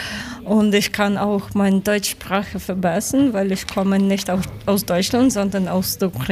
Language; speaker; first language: German; non-native, learner; Ukrainian